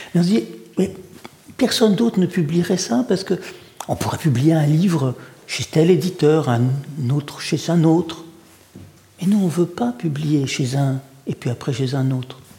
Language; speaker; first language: French; early bilingual, other home language; Russian